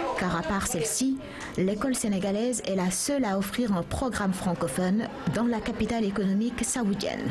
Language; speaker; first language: French; non-native, local second language; Wolof